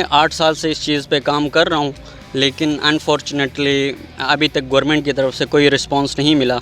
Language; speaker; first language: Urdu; non-native, local second language; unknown